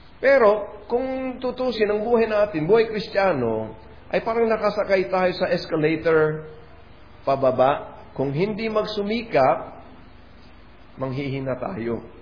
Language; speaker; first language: Filipino; non-native, learner; English